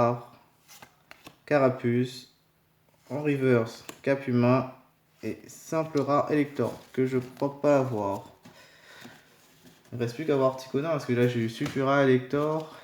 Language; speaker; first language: French; native; French